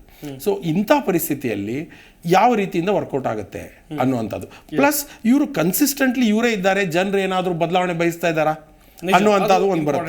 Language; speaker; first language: Kannada; native; Kannada